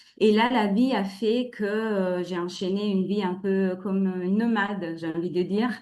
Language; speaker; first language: French; non-native, fluent; Italian